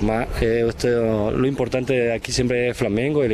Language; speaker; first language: Portuguese; non-native, fluent; Spanish